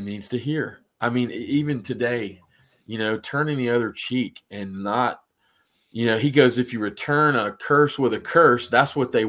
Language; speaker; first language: English; native; English